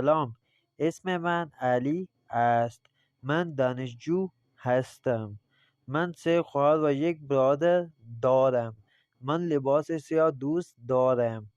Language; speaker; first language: Persian; non-native, fluent; Urdu